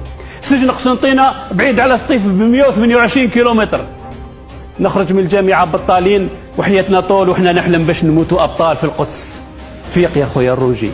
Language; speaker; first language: Arabic; native; Arabic